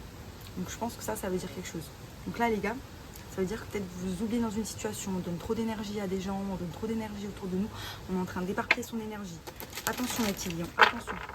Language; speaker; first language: French; native; French